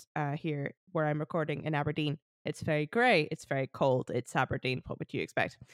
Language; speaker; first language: English; native; English